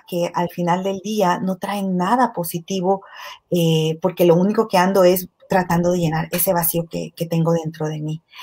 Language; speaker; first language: Spanish; native; Spanish